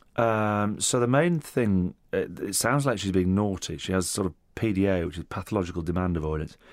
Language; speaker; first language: English; native; English